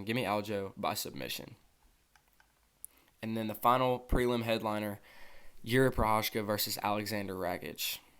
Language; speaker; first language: English; native; English